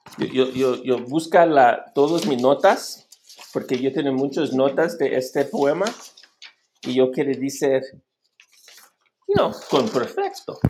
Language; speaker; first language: Spanish; non-native, learner; English